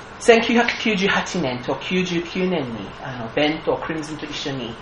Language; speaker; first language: Japanese; non-native, fluent; English